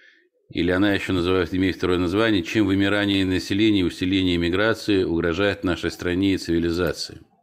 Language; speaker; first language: Russian; native; Russian